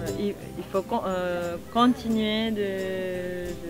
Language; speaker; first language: French; non-native, learner; Japanese